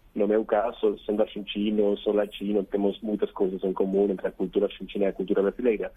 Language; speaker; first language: Portuguese; non-native, fluent; Spanish